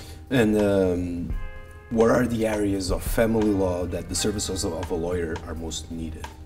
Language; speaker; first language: English; early bilingual, other home language; Portuguese